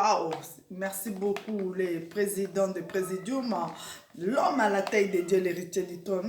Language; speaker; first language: French; non-native, local second language; Lingala